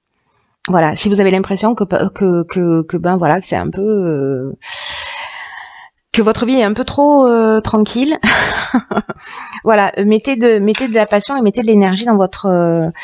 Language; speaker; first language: French; native; French